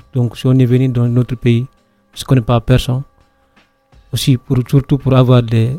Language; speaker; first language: French; non-native, local second language; Fula